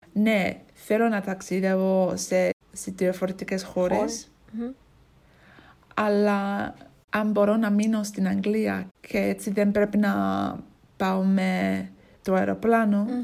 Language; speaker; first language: Greek; non-native, learner; English